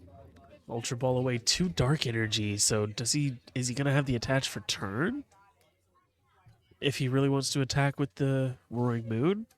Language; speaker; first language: English; native; English